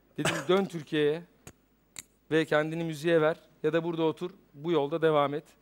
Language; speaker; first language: Turkish; native; Turkish